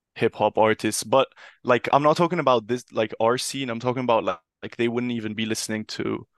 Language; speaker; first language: English; non-native, fluent; Italian